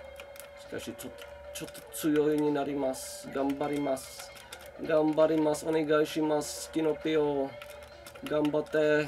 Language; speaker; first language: Japanese; non-native, learner; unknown